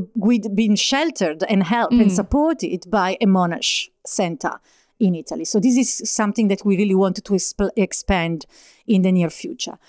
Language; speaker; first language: English; non-native, fluent; Italian